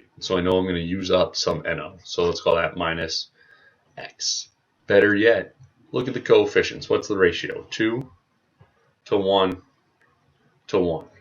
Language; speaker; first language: English; native; English